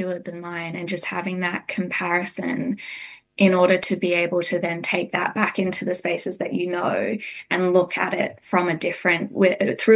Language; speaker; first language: English; native; English